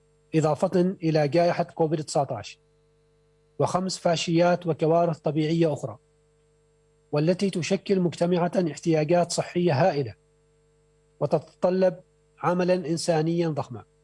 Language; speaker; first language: Arabic; native; Arabic